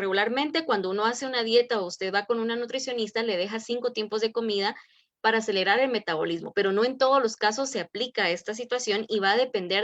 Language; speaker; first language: Spanish; native; Spanish